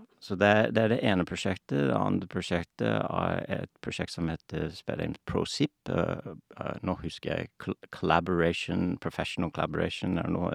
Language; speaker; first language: Norwegian; non-native, fluent; English